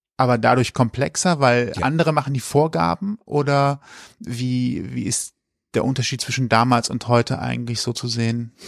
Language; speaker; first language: German; native; German